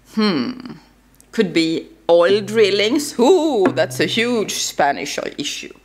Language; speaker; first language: English; non-native, fluent; Swedish